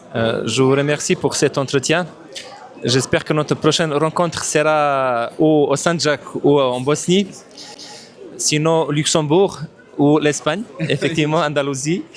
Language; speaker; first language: French; non-native, fluent; Bosnian